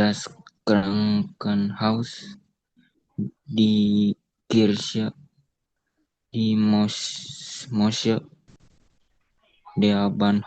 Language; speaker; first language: German; non-native, learner; Indonesian